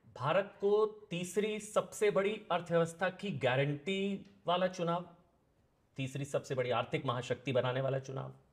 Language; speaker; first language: Hindi; native; Hindi